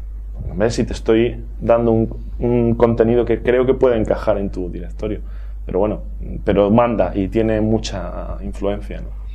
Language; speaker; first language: Spanish; native; Spanish